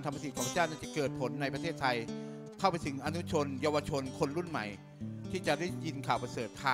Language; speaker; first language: Thai; native; Thai